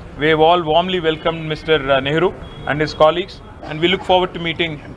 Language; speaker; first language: English; non-native, local second language; Telugu